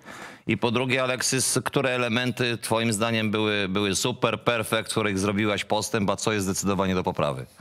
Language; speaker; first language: Polish; native; Polish